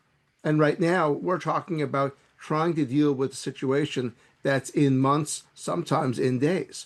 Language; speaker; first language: English; native; English